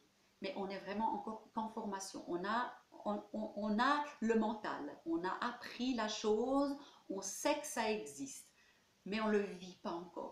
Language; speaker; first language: French; native; French